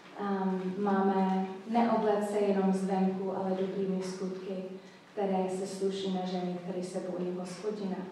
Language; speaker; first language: Czech; non-native, fluent; English